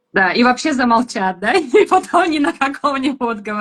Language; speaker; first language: Russian; native; Russian